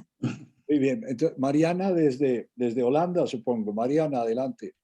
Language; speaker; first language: Spanish; native; Spanish